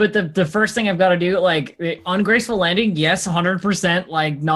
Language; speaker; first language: English; native; English